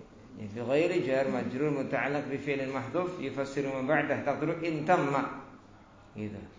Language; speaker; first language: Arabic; non-native, fluent; Indonesian